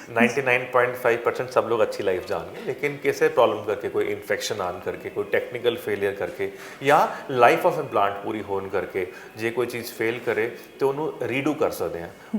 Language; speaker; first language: Hindi; non-native, local second language; Punjabi